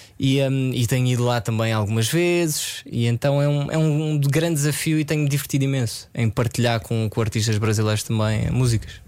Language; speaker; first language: Portuguese; early bilingual, other home language; French